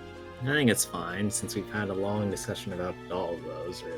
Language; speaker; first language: English; native; English